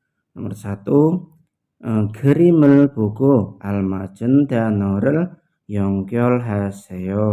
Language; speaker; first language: Korean; non-native, learner; Indonesian